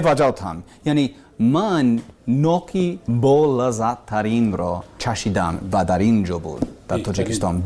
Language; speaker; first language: Persian; non-native, learner; English